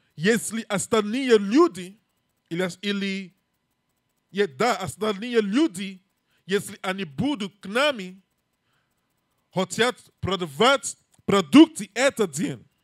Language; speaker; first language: Russian; non-native, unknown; English